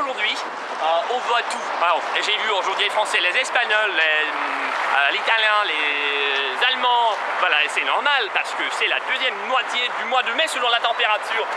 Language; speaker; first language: French; non-native, fluent; Russian